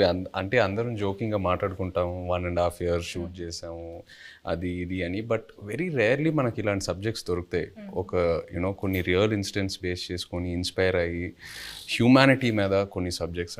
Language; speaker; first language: Telugu; native; Telugu